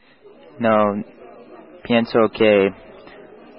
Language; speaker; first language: Spanish; non-native, learner; English